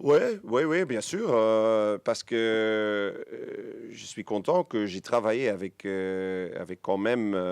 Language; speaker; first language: French; non-native, local second language; Dutch